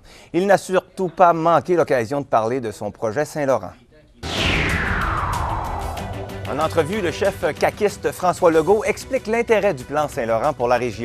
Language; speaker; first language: French; native; French